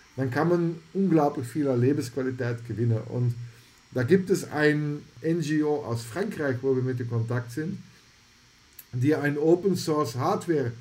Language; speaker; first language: German; non-native, fluent; Dutch